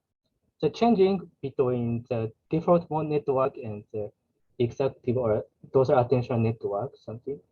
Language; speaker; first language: English; non-native, learner; Japanese